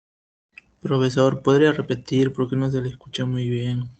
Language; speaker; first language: Spanish; native; Spanish